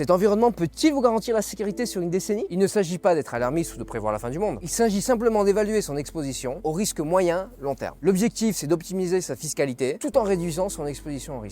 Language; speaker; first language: French; native; French